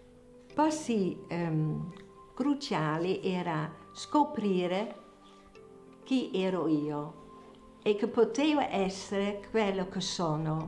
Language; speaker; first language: Italian; non-native, fluent; Dutch